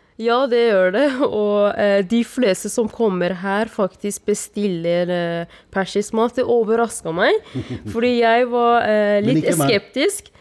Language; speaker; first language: Norwegian; non-native, fluent; Persian